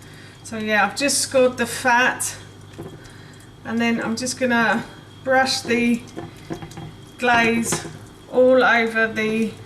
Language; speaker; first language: English; native; English